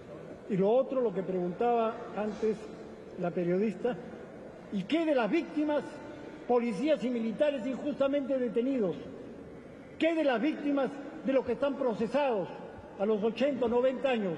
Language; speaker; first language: Spanish; native; Spanish